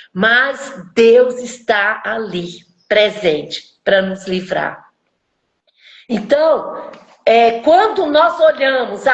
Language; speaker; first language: Portuguese; native; Portuguese